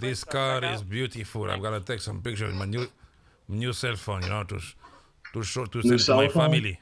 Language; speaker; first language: English; non-native, fluent; French